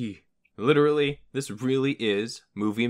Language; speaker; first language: English; native; English